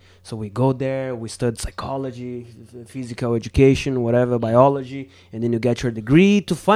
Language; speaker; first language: English; non-native, fluent; Portuguese